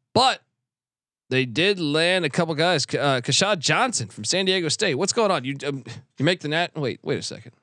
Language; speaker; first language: English; native; English